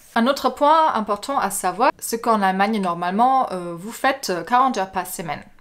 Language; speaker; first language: French; non-native, fluent; German